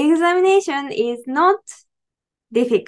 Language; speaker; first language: English; non-native, learner; Japanese